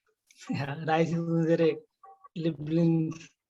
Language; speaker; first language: German; non-native, learner; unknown